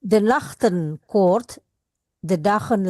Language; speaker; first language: Dutch; non-native, fluent; Indonesian